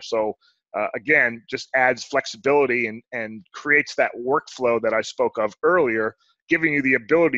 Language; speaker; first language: English; native; English